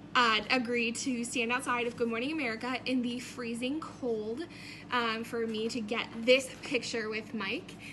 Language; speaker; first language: English; native; English